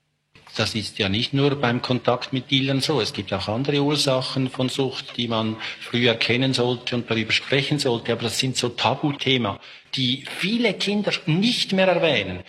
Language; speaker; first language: German; native; German